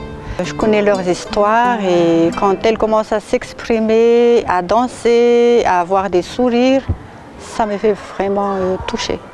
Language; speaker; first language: French; non-native, local second language; Malagasy